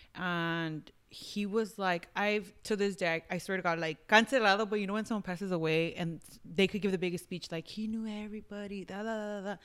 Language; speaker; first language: English; early bilingual, other home language; Spanish